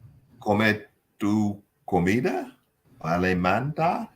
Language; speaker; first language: Spanish; non-native, learner; English